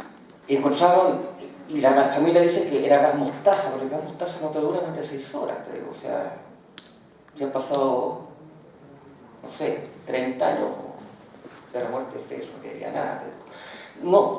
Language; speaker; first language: Spanish; native; Spanish